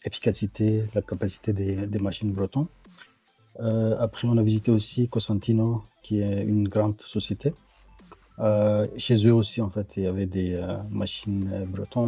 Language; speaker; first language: French; non-native, fluent; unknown